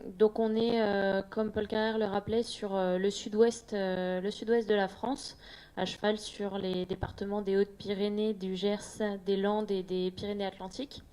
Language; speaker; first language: French; native; French